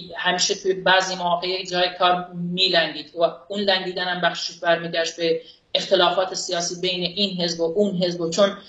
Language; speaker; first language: Persian; non-native, local second language; Kurdish